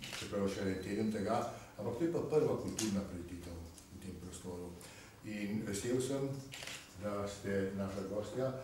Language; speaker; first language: Slovenian; native; Slovenian